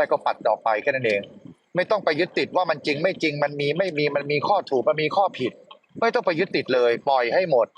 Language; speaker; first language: Thai; native; Thai